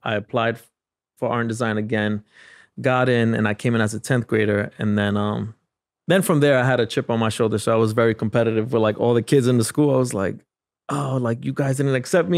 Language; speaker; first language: English; native; English